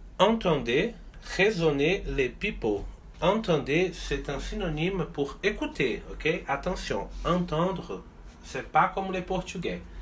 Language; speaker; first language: French; non-native, fluent; Portuguese